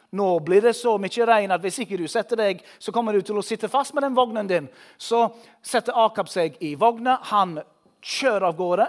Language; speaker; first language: Norwegian; non-native, fluent; English